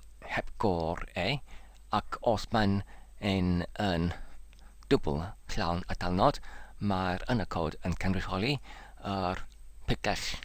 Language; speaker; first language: Welsh; non-native, learner; English